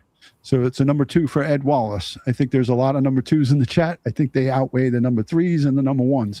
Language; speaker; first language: English; native; English